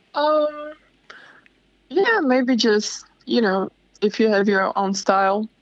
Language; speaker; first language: English; non-native, fluent; Slovak